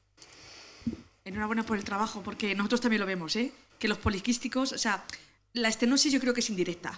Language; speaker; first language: Spanish; native; Spanish